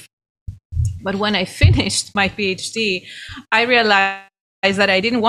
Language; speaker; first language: English; non-native, fluent; Greek